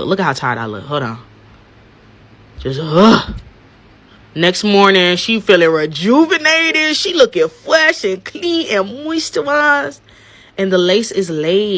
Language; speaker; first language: English; native; English